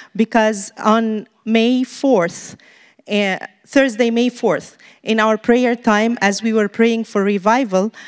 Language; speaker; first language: English; non-native, fluent; Arabic